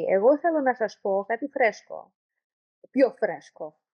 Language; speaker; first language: Greek; non-native, learner; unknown